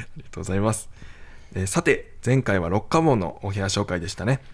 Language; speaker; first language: Japanese; native; Japanese